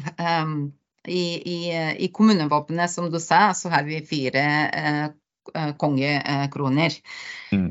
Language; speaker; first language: Norwegian; non-native, fluent; Bulgarian